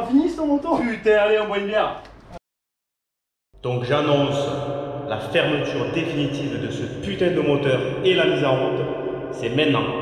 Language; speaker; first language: French; native; French